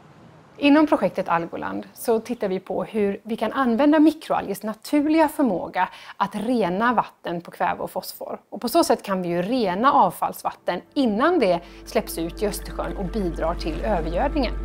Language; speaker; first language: Swedish; native; Swedish